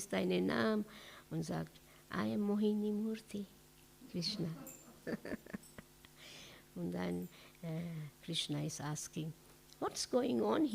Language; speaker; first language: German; non-native, learner; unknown